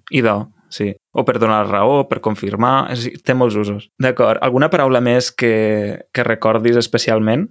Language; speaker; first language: Catalan; native; Catalan